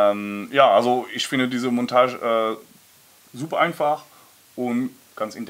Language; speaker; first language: German; non-native, learner; French